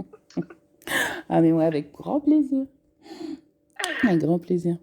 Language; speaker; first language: French; native; French